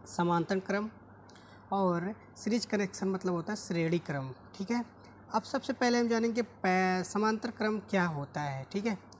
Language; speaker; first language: Hindi; native; Hindi